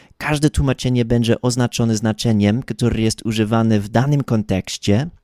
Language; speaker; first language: Polish; non-native, fluent; English